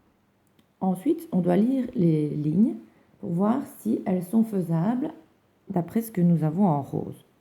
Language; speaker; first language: French; native; French